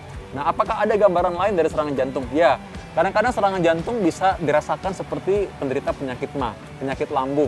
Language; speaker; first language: Indonesian; native; Indonesian